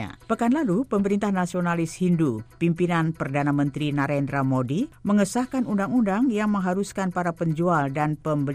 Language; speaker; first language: Indonesian; native; Indonesian